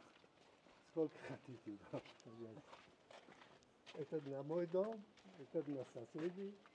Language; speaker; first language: Russian; non-native, local second language; Tajik